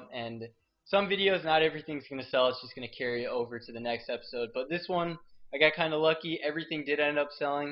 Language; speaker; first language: English; native; English